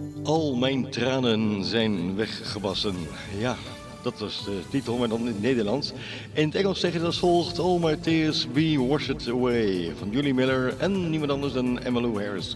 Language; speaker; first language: Dutch; native; Dutch